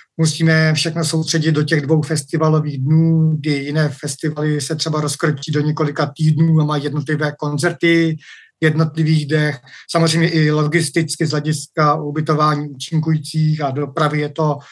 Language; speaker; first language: Czech; native; Czech